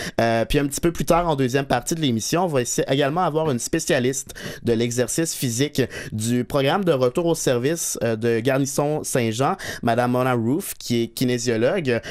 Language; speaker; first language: French; native; French